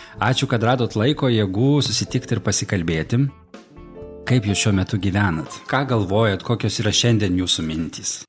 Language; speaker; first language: Lithuanian; native; Lithuanian